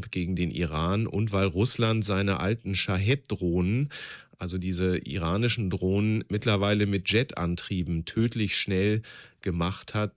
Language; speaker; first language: German; native; German